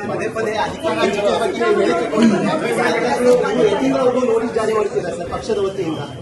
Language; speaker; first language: Kannada; native; Kannada